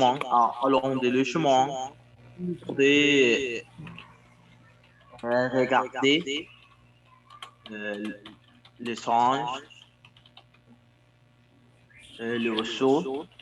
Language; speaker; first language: French; non-native, learner; Spanish